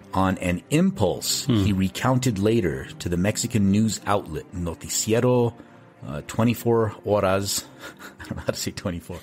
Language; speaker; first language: English; native; English